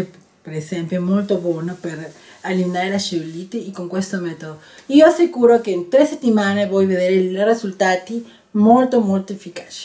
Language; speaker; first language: Italian; non-native, learner; Spanish